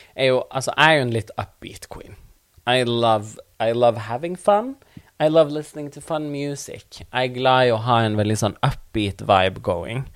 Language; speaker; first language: Norwegian; non-native, local second language; Northern Sami